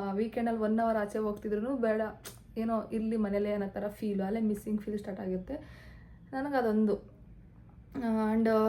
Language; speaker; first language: Kannada; native; Kannada